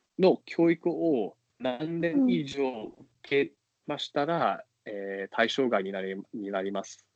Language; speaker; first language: Japanese; non-native, fluent; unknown